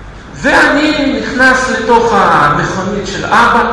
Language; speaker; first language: Hebrew; non-native, fluent; Russian